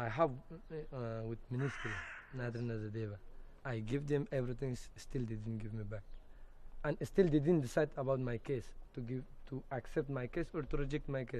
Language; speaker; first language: English; non-native, learner; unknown